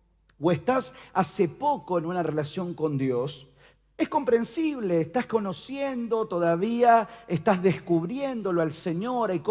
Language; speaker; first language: Spanish; native; Spanish